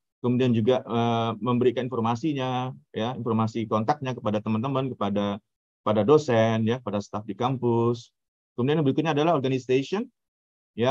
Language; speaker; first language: Indonesian; native; Indonesian